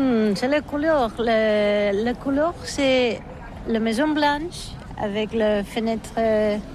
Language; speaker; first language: French; non-native, learner; Catalan